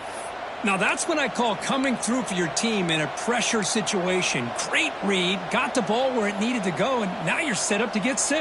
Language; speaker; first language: English; native; English